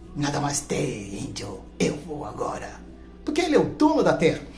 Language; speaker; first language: Portuguese; non-native, local second language; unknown